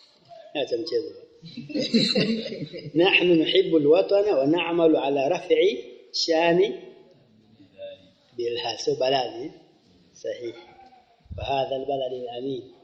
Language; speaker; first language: Arabic; non-native, fluent; Swahili